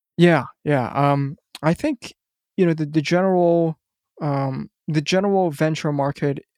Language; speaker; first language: English; non-native, local second language; Cantonese